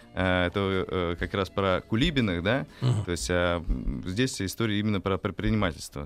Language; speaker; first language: Russian; native; Russian